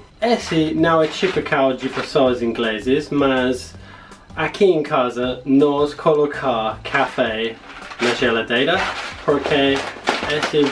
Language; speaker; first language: Portuguese; non-native, learner; English